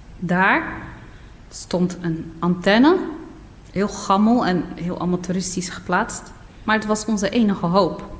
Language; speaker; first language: Dutch; early bilingual, other home language; Riffian